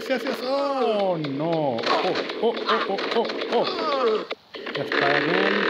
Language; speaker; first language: English; non-native, learner; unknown